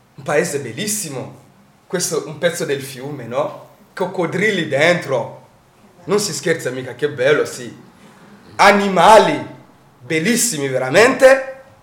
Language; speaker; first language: Italian; non-native, fluent; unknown